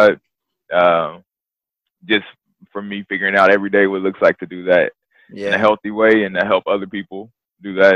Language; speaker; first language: English; native; English